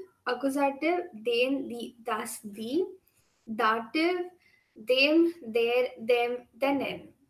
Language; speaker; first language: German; non-native, fluent; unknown